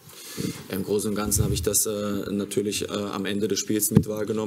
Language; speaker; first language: German; native; German